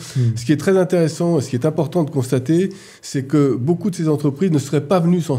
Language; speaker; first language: French; native; French